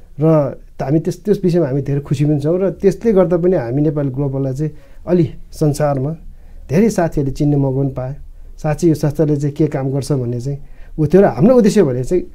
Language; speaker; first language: Nepali; non-native, local second language; Eastern Tamang